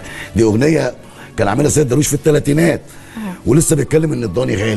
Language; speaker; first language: Arabic; native; Arabic